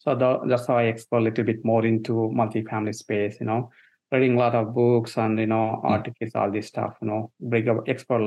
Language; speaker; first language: English; non-native, local second language; Telugu